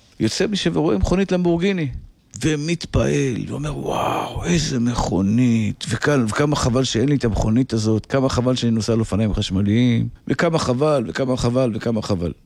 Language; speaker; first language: Hebrew; native; Hebrew